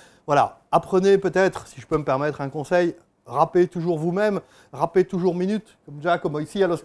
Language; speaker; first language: French; native; French